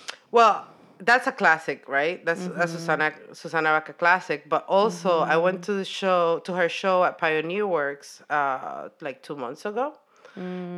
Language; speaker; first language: English; non-native, fluent; Spanish